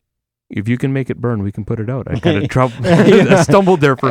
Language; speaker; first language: English; native; English